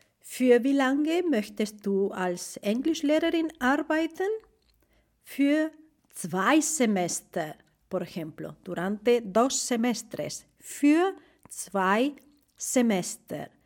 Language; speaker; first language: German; non-native, fluent; Spanish